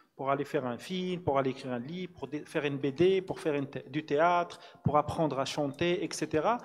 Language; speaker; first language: French; non-native, local second language; Arabic